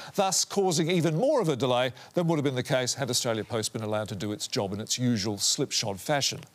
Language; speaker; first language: English; native; English